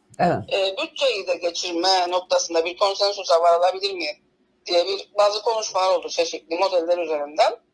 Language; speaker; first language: Turkish; native; Turkish